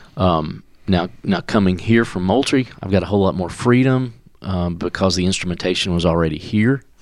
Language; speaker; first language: English; native; English